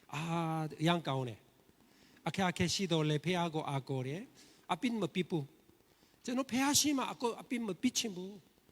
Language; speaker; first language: Burmese; non-native, learner; Korean